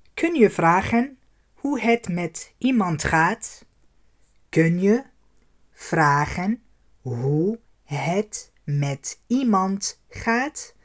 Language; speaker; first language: Dutch; non-native, fluent; Arabic